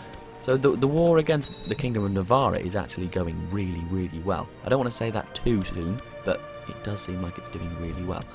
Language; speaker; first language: English; native; English